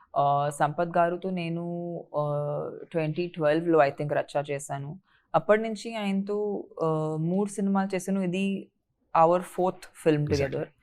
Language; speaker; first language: Telugu; non-native, fluent; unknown